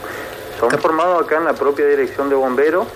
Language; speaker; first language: Spanish; native; Spanish